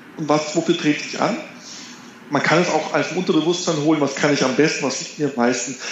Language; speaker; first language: German; native; German